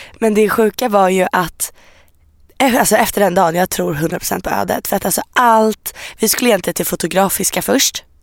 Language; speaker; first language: Swedish; early bilingual, other home language; Persian